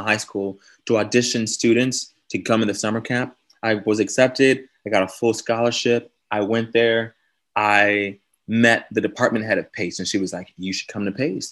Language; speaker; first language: English; native; English